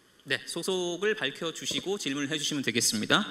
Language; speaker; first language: Korean; native; Korean